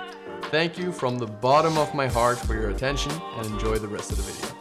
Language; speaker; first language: English; non-native, fluent; Norwegian